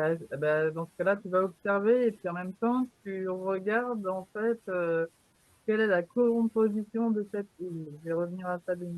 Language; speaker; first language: French; native; French